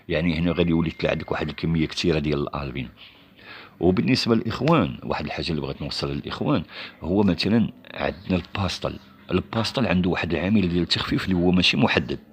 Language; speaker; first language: Arabic; native; Arabic